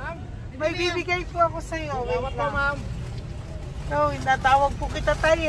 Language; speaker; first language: Filipino; native; Filipino